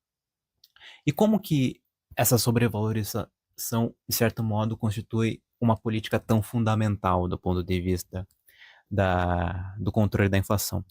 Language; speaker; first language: Portuguese; native; Portuguese